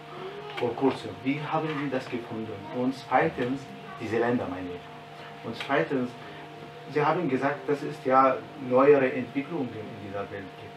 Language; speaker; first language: German; non-native, learner; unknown